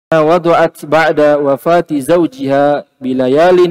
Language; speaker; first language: Arabic; non-native, learner; Indonesian